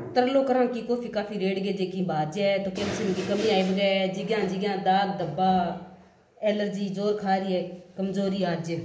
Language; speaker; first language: Hindi; native; Hindi